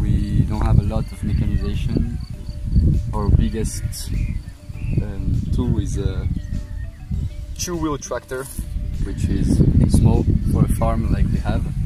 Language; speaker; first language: English; non-native, fluent; French